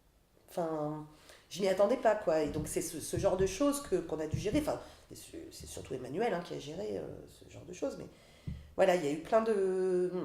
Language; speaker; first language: French; native; French